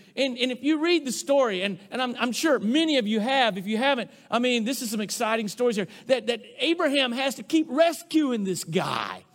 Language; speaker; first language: English; native; English